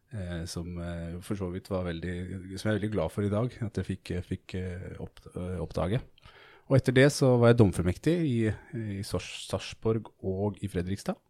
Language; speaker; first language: Norwegian; native; Norwegian